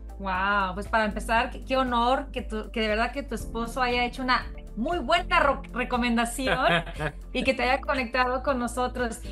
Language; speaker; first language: Spanish; early bilingual, heritage; Spanish